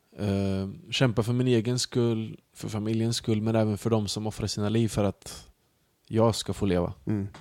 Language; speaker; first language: Swedish; early bilingual, other home language; Bosnian